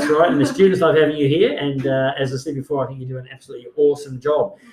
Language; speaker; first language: English; native; English